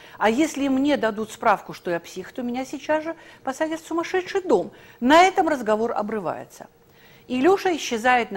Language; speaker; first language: Russian; native; Russian